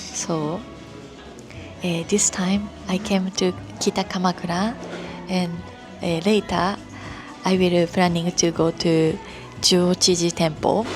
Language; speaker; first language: English; non-native, learner; Japanese